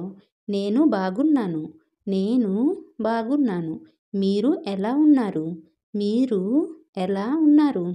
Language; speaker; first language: Telugu; non-native, local second language; Odia